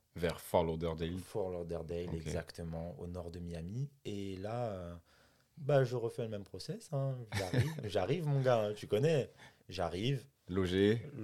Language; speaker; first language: French; native; French